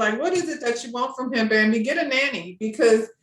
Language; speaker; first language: English; native; English